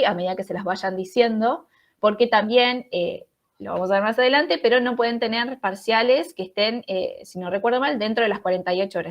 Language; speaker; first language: Spanish; native; Spanish